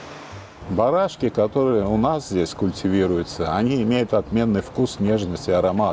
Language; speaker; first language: Russian; native; Russian